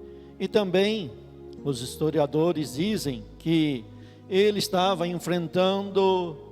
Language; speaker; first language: Portuguese; native; Portuguese